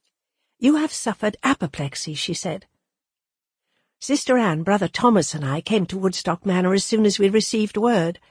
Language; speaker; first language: English; native; English